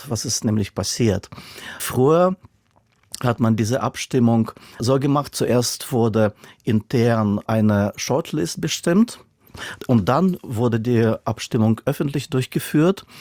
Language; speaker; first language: German; non-native, fluent; Russian